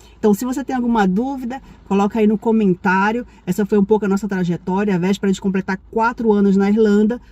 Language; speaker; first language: Portuguese; native; Portuguese